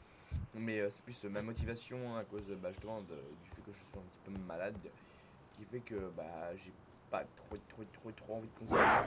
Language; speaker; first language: French; native; French